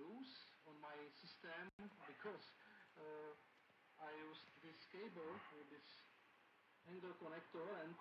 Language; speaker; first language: English; non-native, learner; Czech